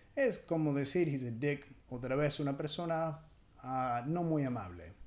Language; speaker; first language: Spanish; non-native, fluent; English